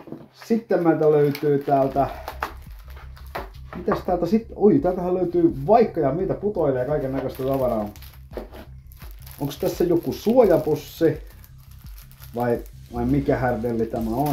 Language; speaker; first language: Finnish; native; Finnish